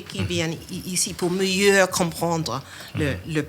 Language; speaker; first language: French; non-native, fluent; English